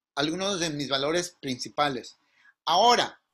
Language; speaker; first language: Spanish; native; Spanish